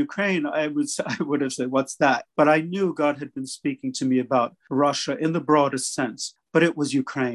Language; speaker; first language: English; native; English